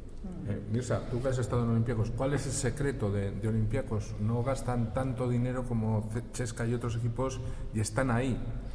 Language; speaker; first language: Spanish; native; Spanish